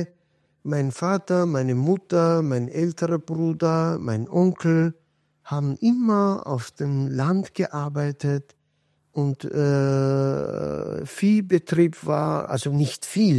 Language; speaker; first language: German; non-native, fluent; Kurdish